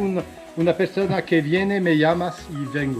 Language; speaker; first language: Spanish; non-native, fluent; French